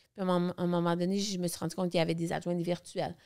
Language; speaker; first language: French; native; French